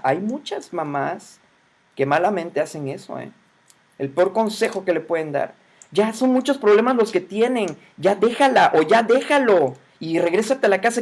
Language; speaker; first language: Spanish; native; Spanish